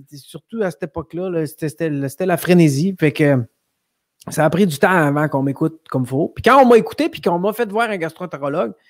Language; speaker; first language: French; native; French